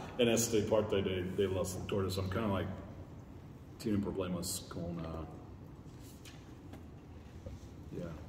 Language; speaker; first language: Spanish; non-native, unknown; English